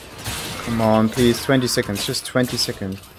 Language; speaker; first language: English; non-native, fluent; German